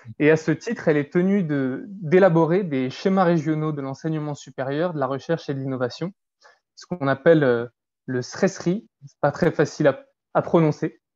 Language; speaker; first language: French; native; French